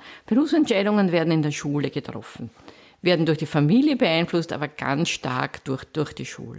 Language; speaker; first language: German; native; German